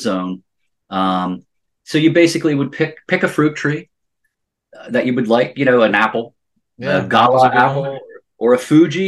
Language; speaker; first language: English; native; English